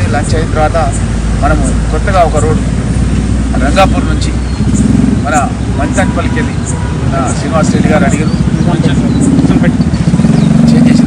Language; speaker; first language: Telugu; native; Telugu